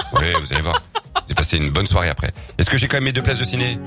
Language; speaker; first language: French; native; French